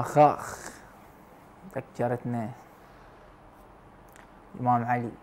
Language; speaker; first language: Arabic; native; Arabic